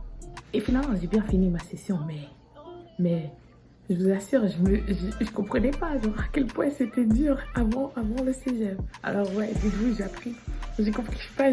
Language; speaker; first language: French; native; French